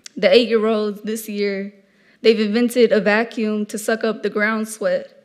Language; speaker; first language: English; native; English